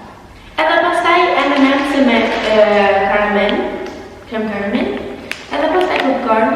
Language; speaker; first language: Albanian; early bilingual, heritage; Albanian